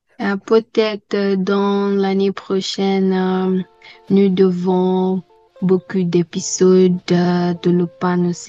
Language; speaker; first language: French; non-native, learner; English